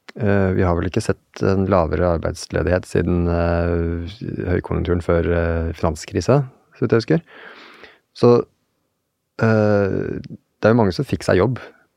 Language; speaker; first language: Norwegian; native; Norwegian